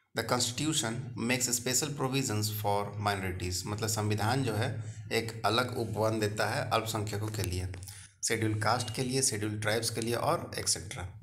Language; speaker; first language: Hindi; native; Hindi